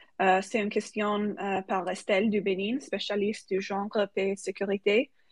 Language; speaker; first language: French; non-native, learner; English